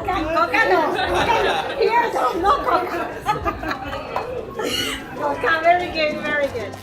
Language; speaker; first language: English; non-native, learner; Spanish